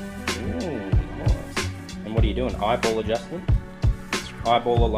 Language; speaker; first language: English; native; English